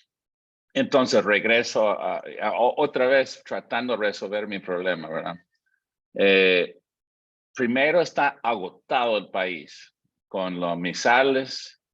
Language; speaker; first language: Spanish; non-native, fluent; English